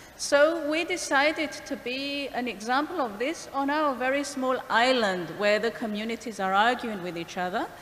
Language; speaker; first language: English; non-native, fluent; Greek